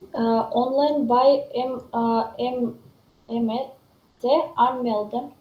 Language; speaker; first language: German; non-native, learner; Macedonian